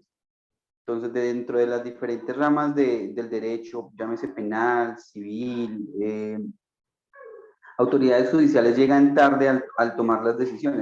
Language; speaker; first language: Spanish; native; Spanish